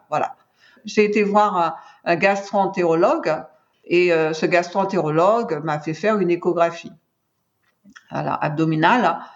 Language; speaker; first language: French; native; French